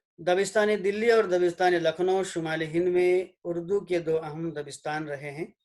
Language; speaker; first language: Urdu; native; Urdu